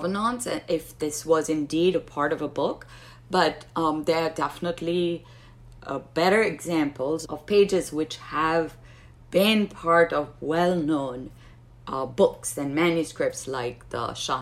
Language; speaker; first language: English; non-native, local second language; Urdu